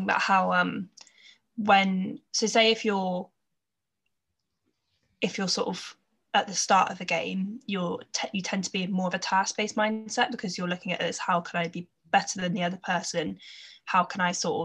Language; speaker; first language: English; native; English